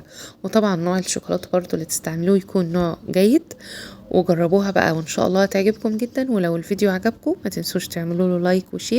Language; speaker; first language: Arabic; native; Arabic